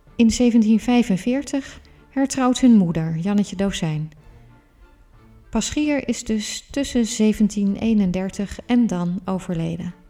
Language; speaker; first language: Dutch; native; Dutch